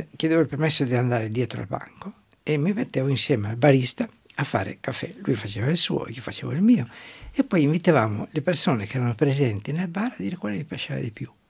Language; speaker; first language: Italian; non-native, local second language; German